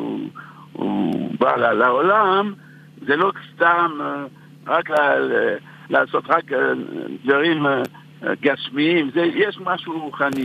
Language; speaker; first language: Hebrew; non-native, fluent; French